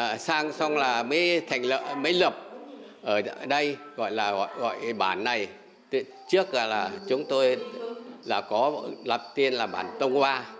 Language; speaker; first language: Vietnamese; non-native, local second language; Tày